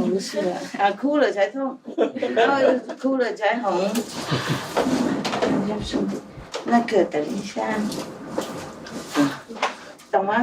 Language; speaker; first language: Chinese; non-native, fluent; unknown